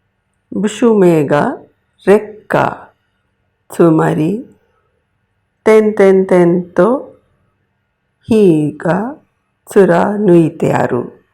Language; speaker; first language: Japanese; non-native, fluent; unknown